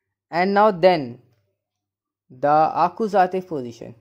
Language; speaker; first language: English; non-native, local second language; Hindi